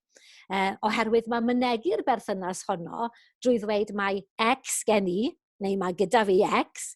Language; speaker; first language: Welsh; native; Welsh